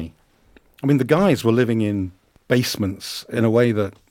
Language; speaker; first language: English; native; English